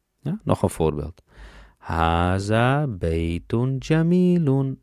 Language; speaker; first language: Dutch; early bilingual, other home language; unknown